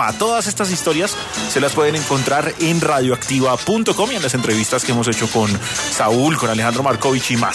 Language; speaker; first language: Spanish; native; Spanish